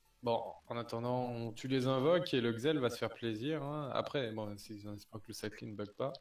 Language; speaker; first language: French; native; French